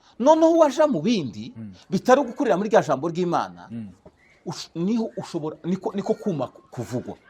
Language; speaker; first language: Kinyarwanda; native; Kinyarwanda